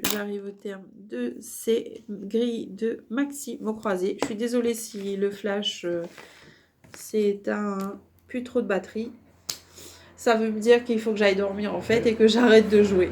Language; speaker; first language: French; native; French